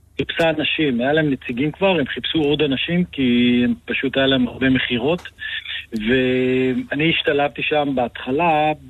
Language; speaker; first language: Hebrew; native; Hebrew